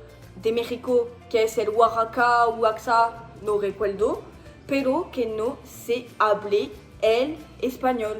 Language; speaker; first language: Spanish; non-native, learner; French